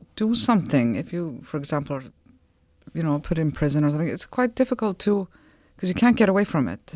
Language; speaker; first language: English; non-native, fluent; Icelandic